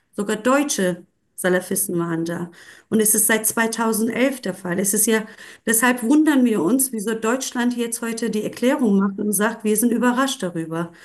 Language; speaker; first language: German; non-native, fluent; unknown